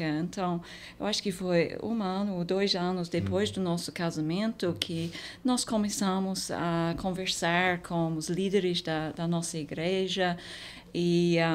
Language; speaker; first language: Portuguese; non-native, fluent; English